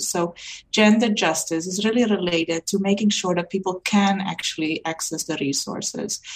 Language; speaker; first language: English; non-native, fluent; Dutch